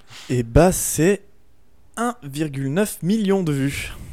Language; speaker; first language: French; native; French